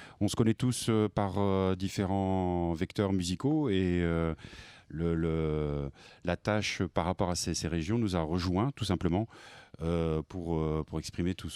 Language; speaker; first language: French; native; French